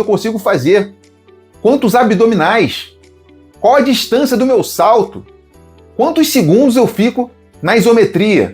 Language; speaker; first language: Portuguese; native; Portuguese